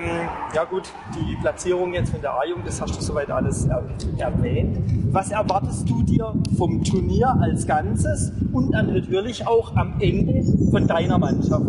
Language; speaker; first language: German; native; German